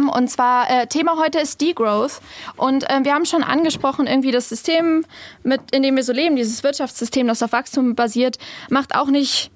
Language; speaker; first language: German; native; German